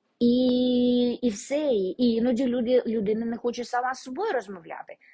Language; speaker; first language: Ukrainian; non-native, local second language; Russian